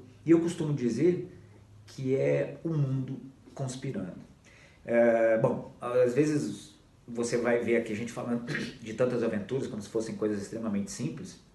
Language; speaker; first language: Portuguese; native; Portuguese